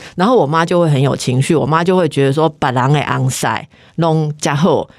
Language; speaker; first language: Chinese; native; Chinese